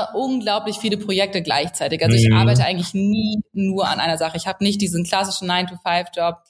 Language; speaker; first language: German; native; German